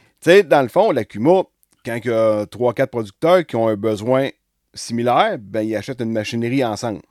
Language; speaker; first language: French; native; French